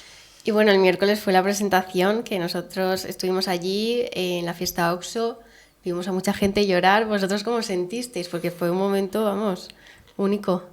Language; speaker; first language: Spanish; native; Spanish